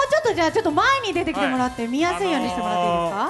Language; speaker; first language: Japanese; native; Japanese